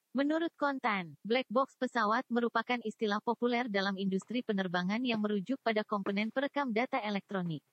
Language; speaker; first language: Indonesian; non-native, local second language; Javanese